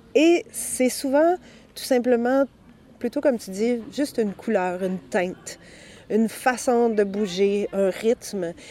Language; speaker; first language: French; native; French